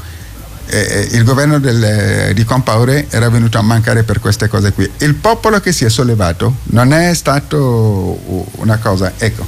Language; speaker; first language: Italian; non-native, fluent; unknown